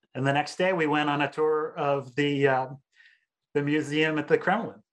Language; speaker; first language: English; native; English